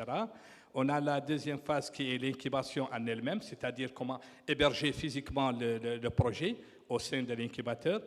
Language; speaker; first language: French; non-native, local second language; Arabic